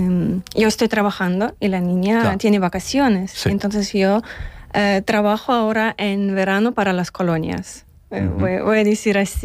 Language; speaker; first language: Spanish; non-native, learner; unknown